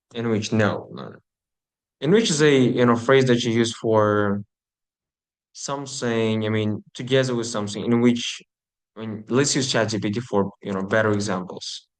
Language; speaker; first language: English; non-native, fluent; Uzbek